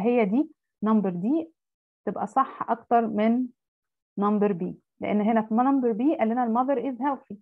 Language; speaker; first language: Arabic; native; Arabic